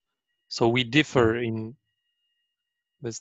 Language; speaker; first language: English; non-native, learner; Arabic